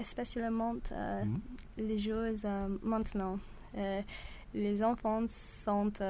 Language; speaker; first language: French; non-native, learner; English